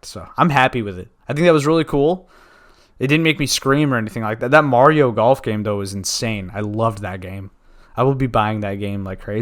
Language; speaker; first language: English; native; English